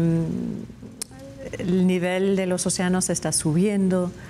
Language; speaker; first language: Spanish; non-native, fluent; English